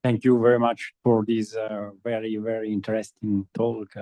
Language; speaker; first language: English; non-native, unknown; Italian